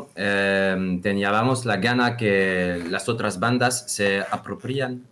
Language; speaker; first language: Spanish; non-native, learner; French